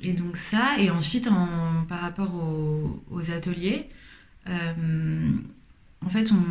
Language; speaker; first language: French; native; French